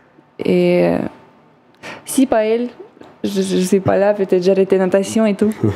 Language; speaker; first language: French; non-native, learner; Russian